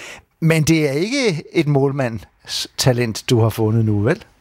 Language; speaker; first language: Danish; native; Danish